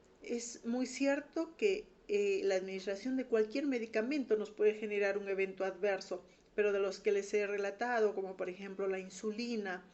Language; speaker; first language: Spanish; native; Spanish